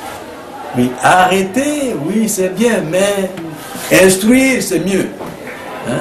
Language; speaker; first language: French; native; French